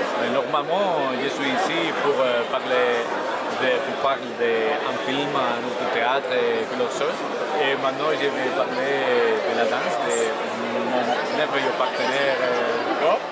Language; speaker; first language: French; non-native, learner; Spanish